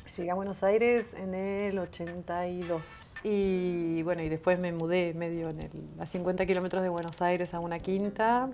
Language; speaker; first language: Spanish; non-native, fluent; French